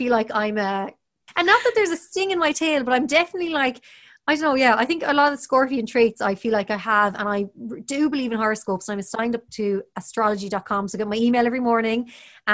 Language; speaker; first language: English; native; English